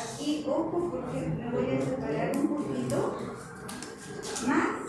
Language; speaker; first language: Spanish; native; Spanish